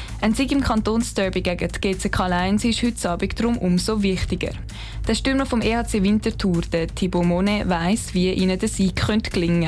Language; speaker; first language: German; native; German